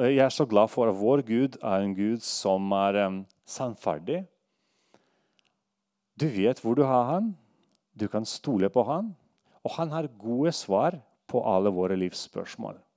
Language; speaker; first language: Norwegian; non-native, fluent; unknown